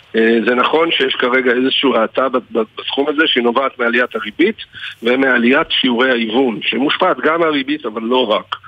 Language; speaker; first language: Hebrew; native; Hebrew